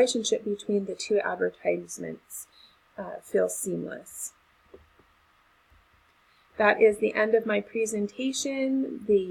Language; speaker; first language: English; native; English